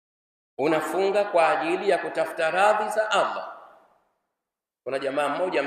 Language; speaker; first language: Swahili; native; Swahili